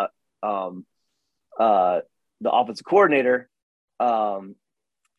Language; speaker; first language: English; native; English